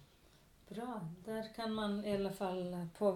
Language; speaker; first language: Swedish; non-native, local second language; Kurdish